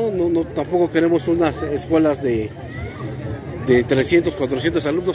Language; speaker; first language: Spanish; native; Spanish